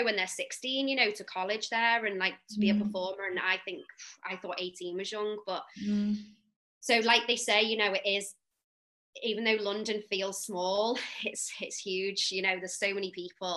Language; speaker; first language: English; native; English